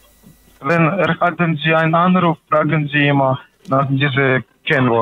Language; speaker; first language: German; non-native, learner; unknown